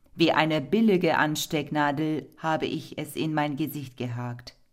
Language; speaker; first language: German; non-native, fluent; Turkish